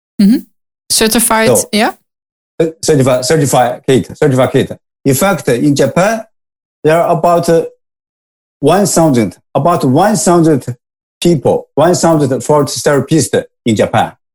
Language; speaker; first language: English; non-native, learner; Japanese